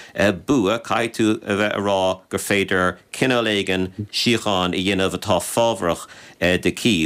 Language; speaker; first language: Irish; native; Irish